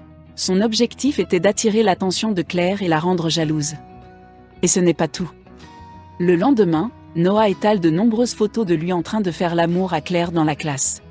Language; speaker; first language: French; non-native, local second language; Haitian Creole